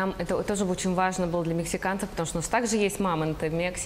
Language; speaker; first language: Russian; native; Russian